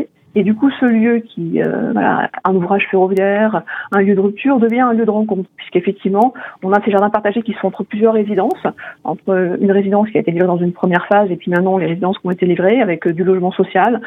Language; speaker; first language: French; native; French